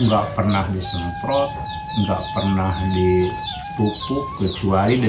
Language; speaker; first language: Indonesian; native; Indonesian